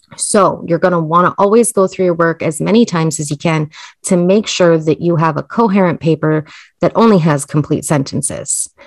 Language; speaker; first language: English; native; English